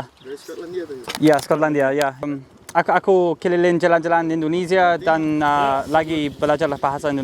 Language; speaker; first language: Indonesian; non-native, learner; English